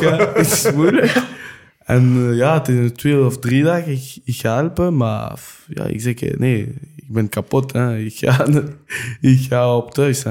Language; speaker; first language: Dutch; non-native, local second language; French